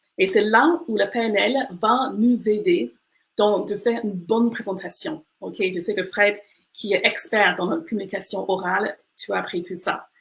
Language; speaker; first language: French; non-native, fluent; English